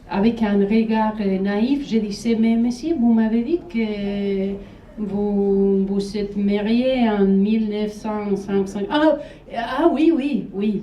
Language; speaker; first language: French; non-native, fluent; Spanish